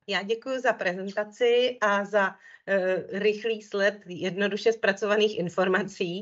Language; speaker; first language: Czech; native; Czech